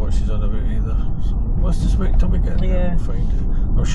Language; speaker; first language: English; native; English